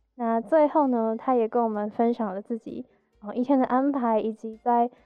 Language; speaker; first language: Chinese; native; Chinese